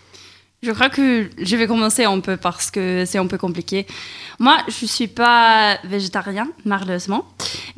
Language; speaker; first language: French; non-native, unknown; Swedish